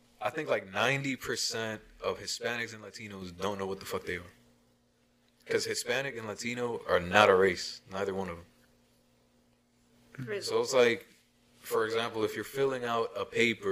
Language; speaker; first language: English; early bilingual, other home language; Spanish